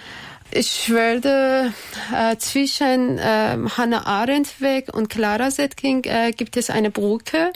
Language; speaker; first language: German; non-native, learner; Persian